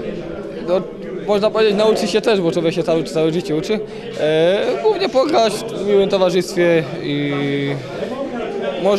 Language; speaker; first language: Polish; native; Polish